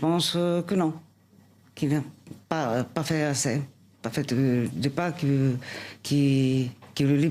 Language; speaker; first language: French; non-native, fluent; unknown